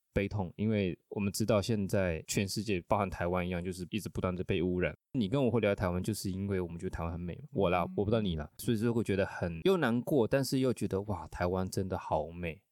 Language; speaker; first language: Chinese; non-native, fluent; Spanish